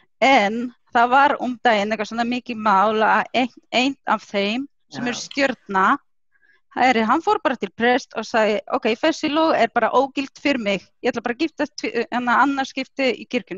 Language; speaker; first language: Icelandic; non-native, fluent; Polish